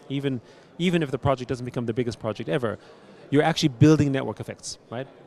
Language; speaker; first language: English; early bilingual, other home language; German